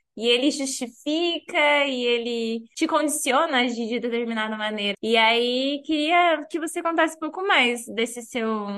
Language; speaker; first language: Portuguese; native; Portuguese